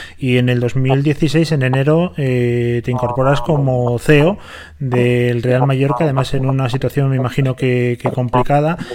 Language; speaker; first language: Spanish; native; Spanish